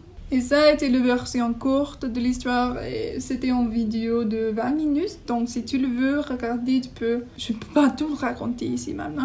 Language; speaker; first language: French; non-native, learner; English